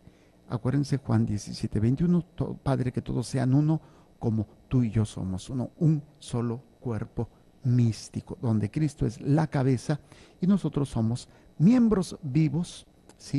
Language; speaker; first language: Spanish; native; Spanish